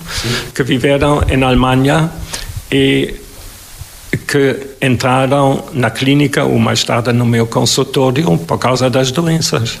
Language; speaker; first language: Portuguese; non-native, fluent; German